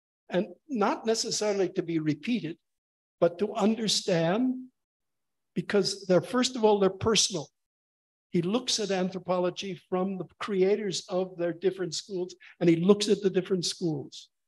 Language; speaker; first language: English; native; English